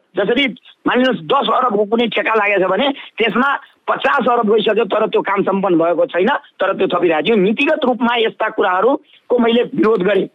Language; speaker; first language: Nepali; non-native, local second language; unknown